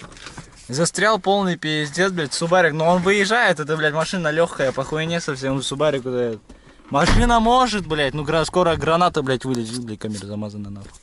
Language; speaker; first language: Russian; native; Russian